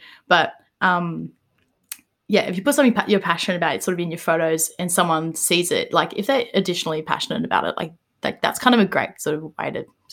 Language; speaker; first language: English; native; English